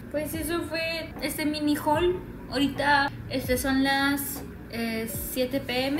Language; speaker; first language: Spanish; native; Spanish